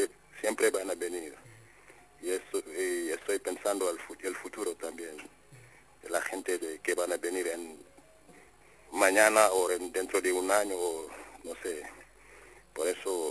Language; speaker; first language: Spanish; non-native, fluent; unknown